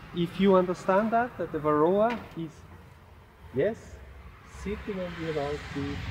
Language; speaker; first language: English; non-native, fluent; German